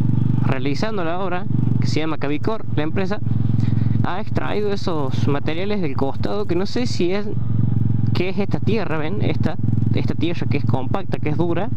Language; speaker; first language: Spanish; native; Spanish